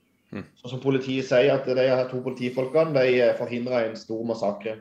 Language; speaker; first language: Norwegian; native; Norwegian